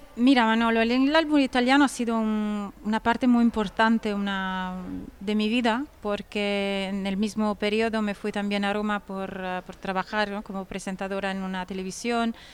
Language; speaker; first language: Spanish; non-native, fluent; Italian